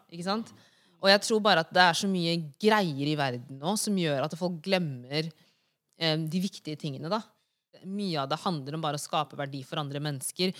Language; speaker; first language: Norwegian; early bilingual, other home language; Wolof